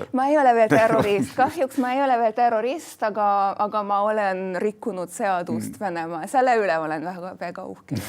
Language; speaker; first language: Estonian; non-native, fluent; Hungarian